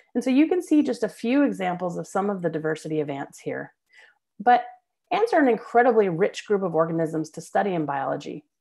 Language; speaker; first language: English; native; English